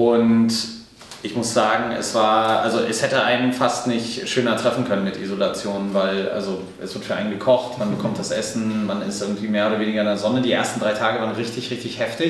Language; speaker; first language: German; native; German